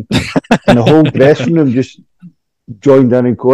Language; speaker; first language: English; native; English